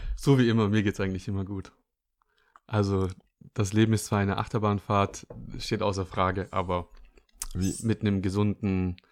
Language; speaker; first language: German; early bilingual, other home language; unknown